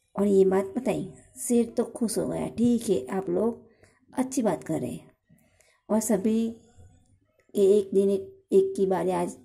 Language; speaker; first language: Hindi; non-native, local second language; Gujarati